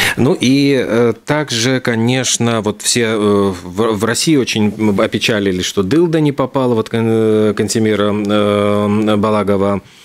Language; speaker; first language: Russian; native; Russian